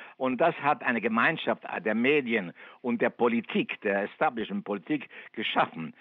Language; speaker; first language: German; non-native, fluent; Italian